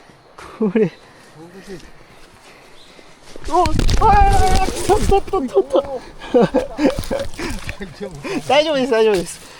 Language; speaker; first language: Japanese; native; Japanese